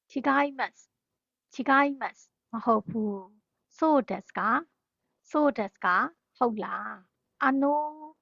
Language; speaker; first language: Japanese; non-native, fluent; Burmese